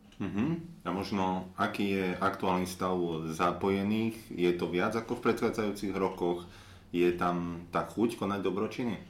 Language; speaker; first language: Slovak; native; Slovak